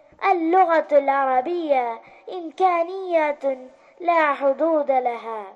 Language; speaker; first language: Arabic; non-native, learner; Malayalam